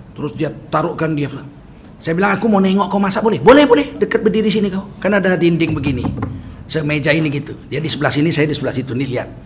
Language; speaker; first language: Indonesian; native; Indonesian